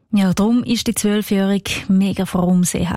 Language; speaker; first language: German; native; German